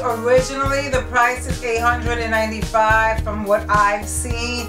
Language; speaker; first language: English; early bilingual, other home language; Spanish